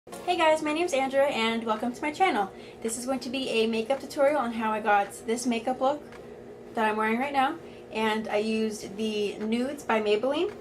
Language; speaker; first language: English; native; English